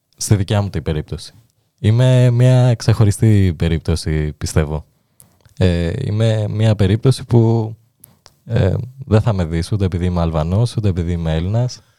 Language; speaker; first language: Greek; early bilingual, other home language; Albanian